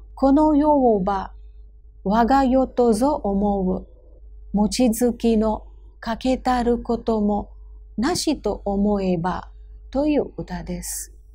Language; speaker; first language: Japanese; non-native, fluent; Hindi